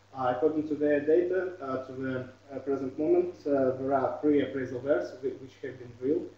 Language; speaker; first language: English; non-native, fluent; Russian